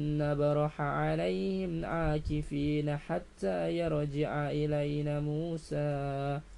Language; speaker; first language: Arabic; non-native, fluent; Indonesian